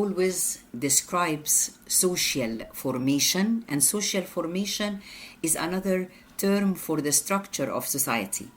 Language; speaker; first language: English; non-native, fluent; Arabic